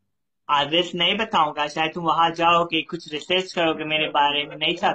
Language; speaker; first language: Hindi; non-native, learner; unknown